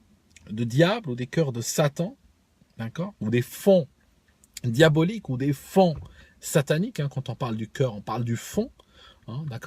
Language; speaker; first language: French; native; French